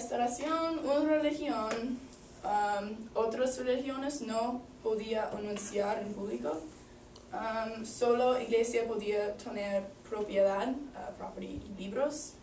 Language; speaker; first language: Spanish; non-native, learner; English